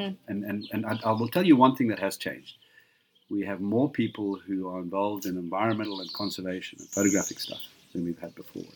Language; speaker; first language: English; native; English